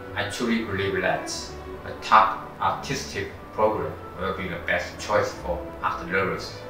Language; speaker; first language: English; non-native, fluent; Chinese